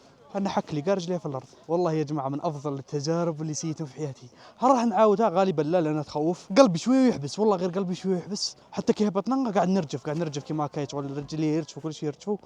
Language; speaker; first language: Arabic; native; Arabic